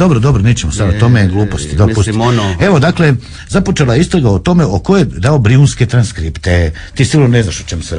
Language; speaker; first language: Croatian; native; Croatian